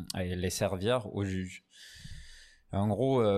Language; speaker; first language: French; non-native, fluent; English